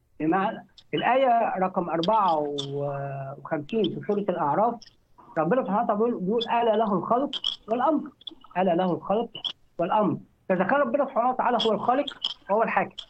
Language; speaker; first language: Arabic; native; Arabic